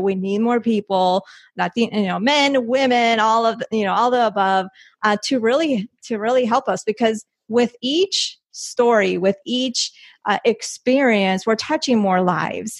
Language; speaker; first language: English; early bilingual, other home language; Spanish